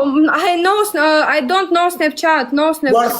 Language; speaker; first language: English; non-native, learner; Russian